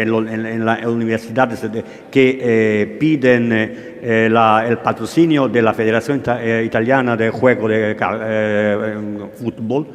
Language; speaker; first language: Spanish; non-native, learner; Italian